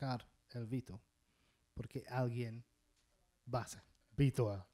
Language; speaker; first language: Spanish; non-native, fluent; English